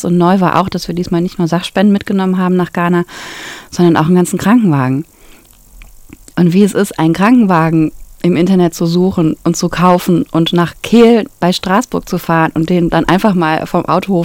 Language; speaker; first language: German; native; German